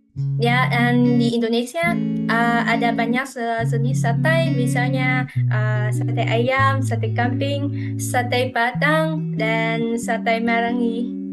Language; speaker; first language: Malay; non-native, fluent; Vietnamese